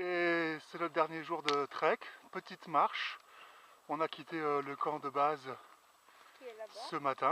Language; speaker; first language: French; native; French